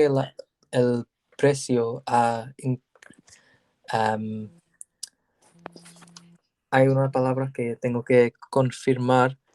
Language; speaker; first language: Spanish; non-native, learner; English